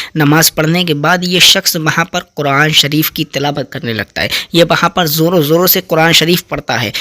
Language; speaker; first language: Urdu; native; Urdu